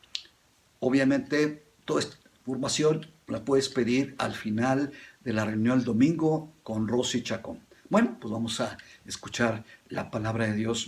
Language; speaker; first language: Spanish; native; Spanish